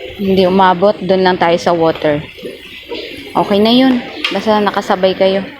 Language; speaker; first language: Filipino; native; Filipino